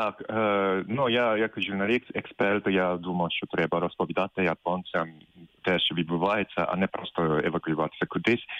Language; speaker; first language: Ukrainian; non-native, fluent; Japanese